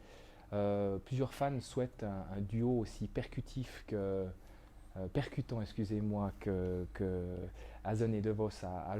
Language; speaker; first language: French; native; French